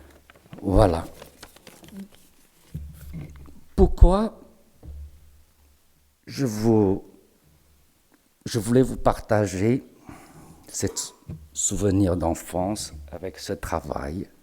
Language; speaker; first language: French; non-native, fluent; Chinese